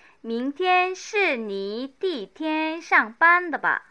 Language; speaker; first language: Chinese; non-native, fluent; Korean